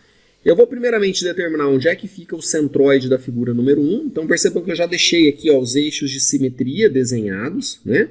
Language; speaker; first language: Portuguese; native; Portuguese